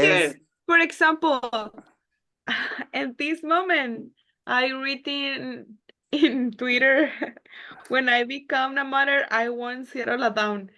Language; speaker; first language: English; non-native, learner; Spanish